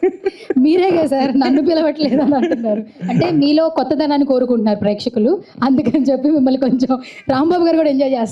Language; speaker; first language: Telugu; native; Telugu